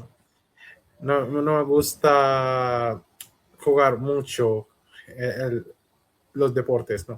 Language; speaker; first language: Spanish; non-native, learner; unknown